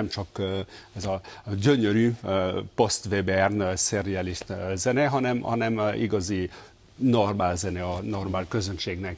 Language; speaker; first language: Hungarian; non-native, fluent; French